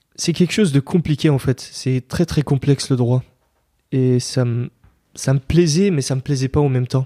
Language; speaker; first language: French; early bilingual, other home language; Kurdish